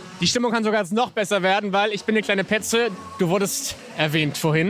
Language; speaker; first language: German; native; German